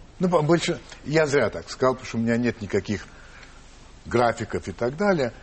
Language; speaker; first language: Russian; early bilingual, heritage; English